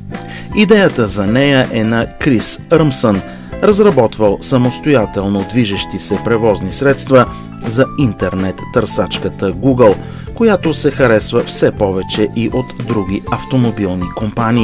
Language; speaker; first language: Bulgarian; native; Bulgarian